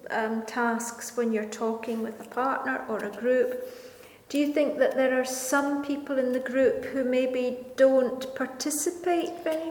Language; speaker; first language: English; non-native, fluent; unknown